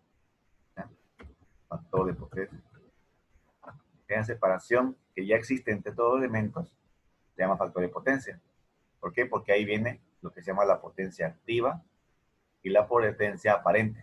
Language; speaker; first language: Spanish; native; Spanish